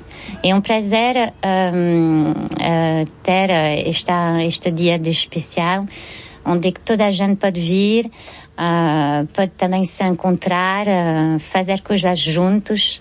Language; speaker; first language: Portuguese; non-native, fluent; French